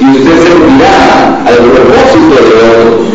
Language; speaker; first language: Spanish; native; Spanish